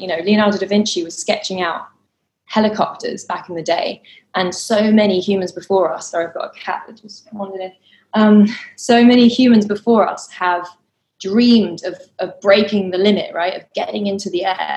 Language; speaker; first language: English; native; English